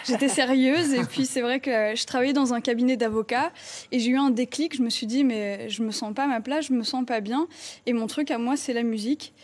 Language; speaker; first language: French; native; French